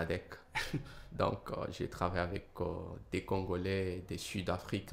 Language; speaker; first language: French; non-native, fluent; Portuguese